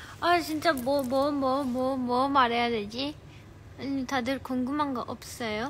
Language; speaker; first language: Korean; non-native, fluent; Chinese